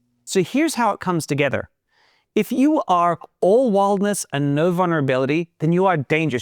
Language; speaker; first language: English; native; English